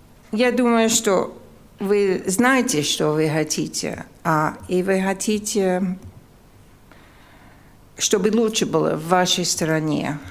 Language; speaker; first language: Russian; non-native, fluent; English